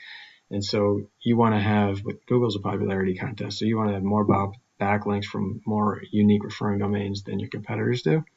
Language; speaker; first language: English; native; English